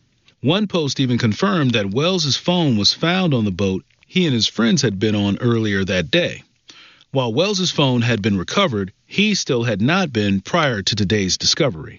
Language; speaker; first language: English; native; English